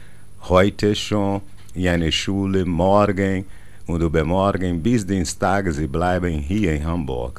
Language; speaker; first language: German; non-native, learner; Portuguese